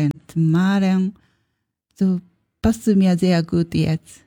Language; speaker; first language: German; non-native, learner; Japanese